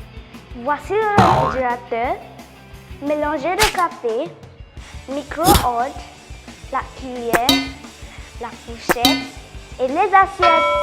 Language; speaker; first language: French; non-native, learner; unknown